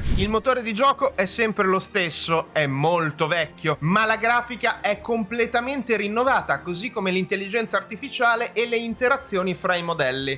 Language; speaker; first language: Italian; native; Italian